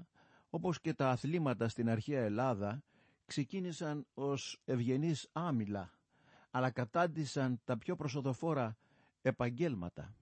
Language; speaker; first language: Greek; native; Greek